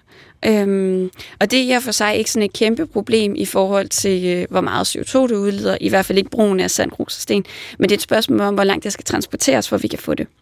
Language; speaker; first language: Danish; native; Danish